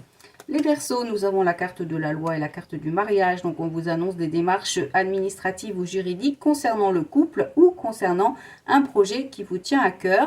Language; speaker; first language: French; native; French